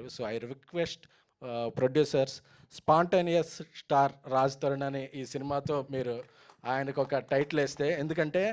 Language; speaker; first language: Telugu; native; Telugu